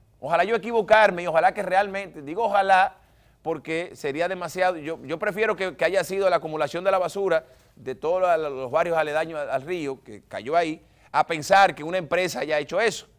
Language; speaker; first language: Spanish; native; Spanish